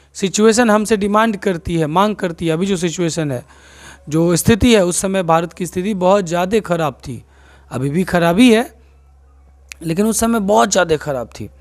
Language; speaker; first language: Hindi; non-native, local second language; Maithili